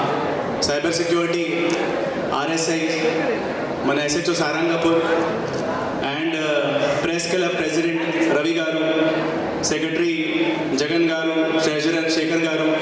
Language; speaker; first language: Telugu; non-native, fluent; Hindi